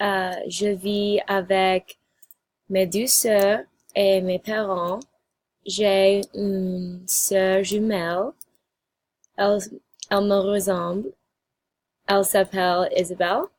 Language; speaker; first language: French; non-native, learner; English